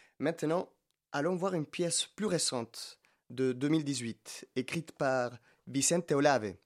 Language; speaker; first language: French; non-native, fluent; Spanish